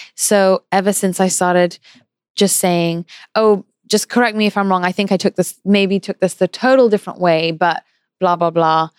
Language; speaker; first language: English; native; English